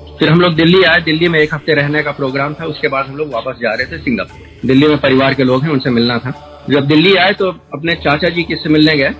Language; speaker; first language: Hindi; native; Hindi